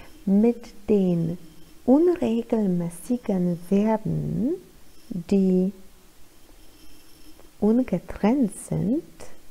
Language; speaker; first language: German; non-native, fluent; Polish